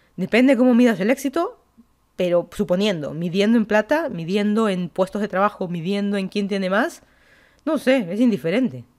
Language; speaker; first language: Spanish; native; Spanish